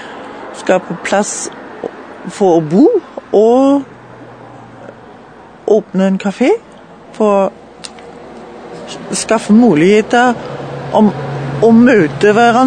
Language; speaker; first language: Norwegian; non-native, learner; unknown